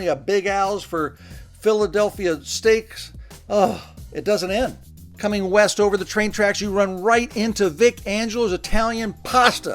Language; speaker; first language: English; native; English